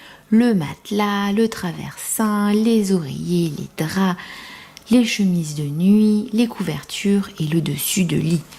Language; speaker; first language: French; native; French